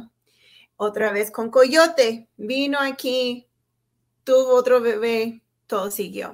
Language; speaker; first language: Spanish; non-native, fluent; English